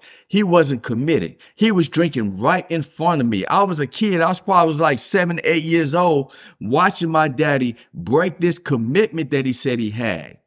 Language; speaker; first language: English; native; English